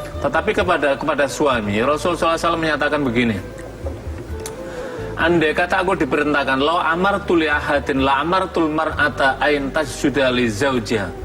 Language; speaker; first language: Indonesian; native; Indonesian